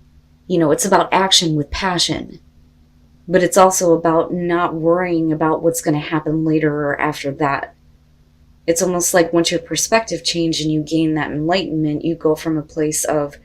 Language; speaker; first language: English; native; English